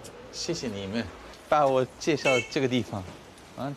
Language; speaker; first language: Chinese; non-native, fluent; English